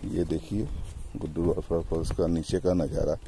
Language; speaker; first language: Hindi; non-native, local second language; Bangla